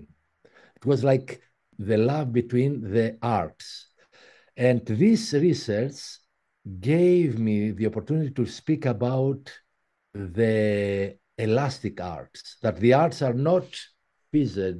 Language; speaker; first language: English; non-native, fluent; Greek